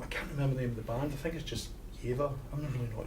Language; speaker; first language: English; native; English